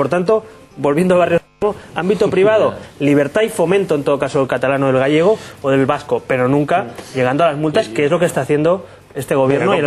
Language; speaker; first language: Spanish; native; Spanish